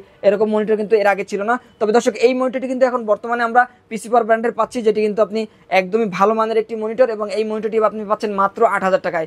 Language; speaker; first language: Bangla; native; Bangla